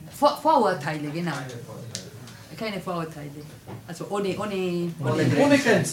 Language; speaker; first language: German; non-native, fluent; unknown